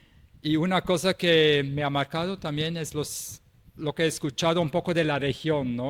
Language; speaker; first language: Spanish; non-native, fluent; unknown